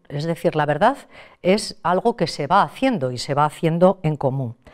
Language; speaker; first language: Spanish; native; Spanish